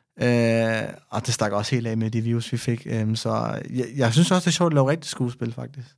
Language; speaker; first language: Danish; early bilingual, other home language; Persian